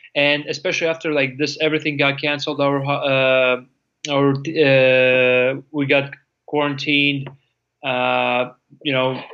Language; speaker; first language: English; non-native, fluent; Latvian